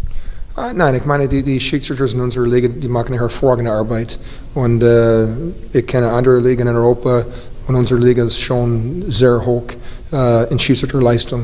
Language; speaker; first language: German; non-native, fluent; English